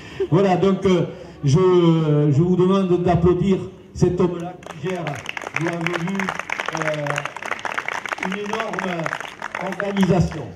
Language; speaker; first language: French; native; French